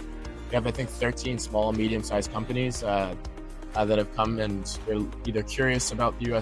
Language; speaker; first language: English; native; English